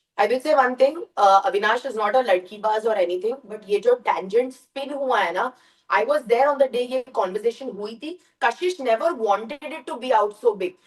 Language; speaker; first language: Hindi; early bilingual, heritage; Hindi